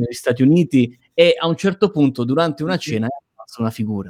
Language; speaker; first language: Italian; native; Italian